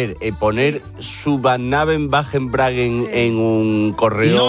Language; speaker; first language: Spanish; native; Spanish